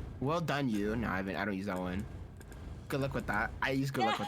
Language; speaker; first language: English; native; English